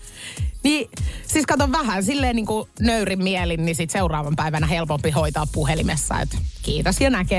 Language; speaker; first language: Finnish; native; Finnish